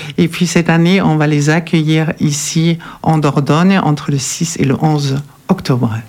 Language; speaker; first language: French; non-native, fluent; German